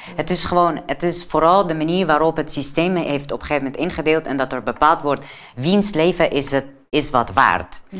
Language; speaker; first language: Dutch; non-native, fluent; Persian